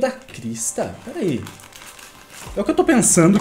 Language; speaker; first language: Portuguese; native; Portuguese